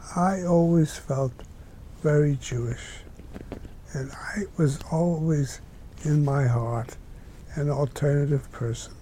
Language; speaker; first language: English; native; English